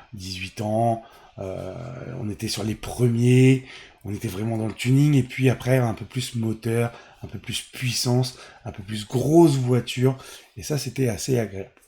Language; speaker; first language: French; native; French